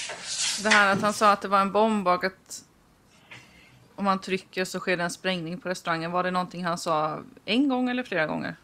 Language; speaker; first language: Swedish; native; Swedish